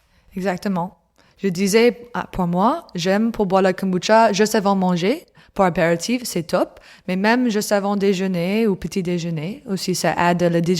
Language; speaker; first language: French; non-native, learner; English